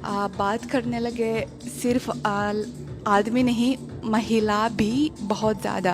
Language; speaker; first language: Hindi; non-native, learner; Russian